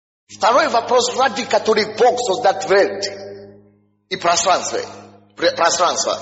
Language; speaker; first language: Russian; non-native, fluent; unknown